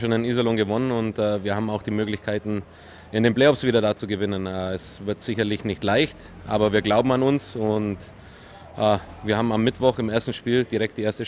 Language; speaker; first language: German; native; German